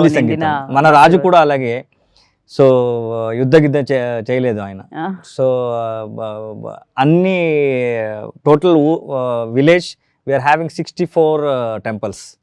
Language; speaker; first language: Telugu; non-native, learner; Kannada